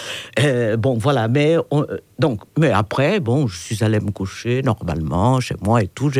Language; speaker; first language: French; non-native, fluent; Portuguese